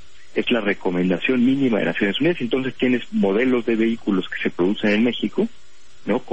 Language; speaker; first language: Spanish; native; Spanish